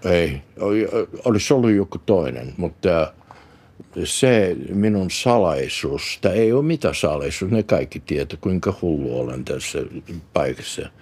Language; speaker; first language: Finnish; non-native, learner; Bulgarian